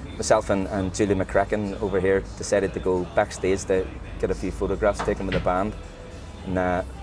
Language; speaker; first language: English; native; English